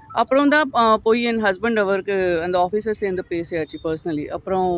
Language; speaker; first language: Tamil; non-native, learner; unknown